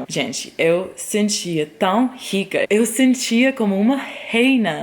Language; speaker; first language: Portuguese; non-native, fluent; English